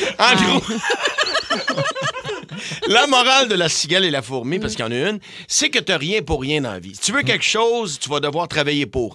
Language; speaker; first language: French; native; French